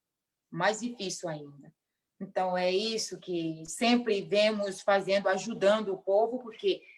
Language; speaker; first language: Portuguese; non-native, local second language; Mandingo